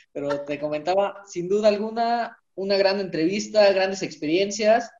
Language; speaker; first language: Spanish; native; Spanish